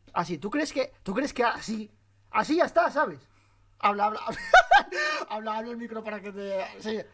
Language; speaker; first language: Spanish; early bilingual, other home language; Arabic